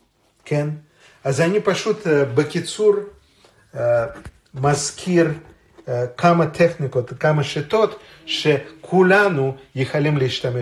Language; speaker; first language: Hebrew; non-native, fluent; Russian